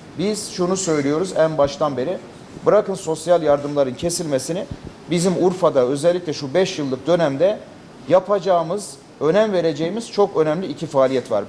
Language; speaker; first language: Turkish; native; Turkish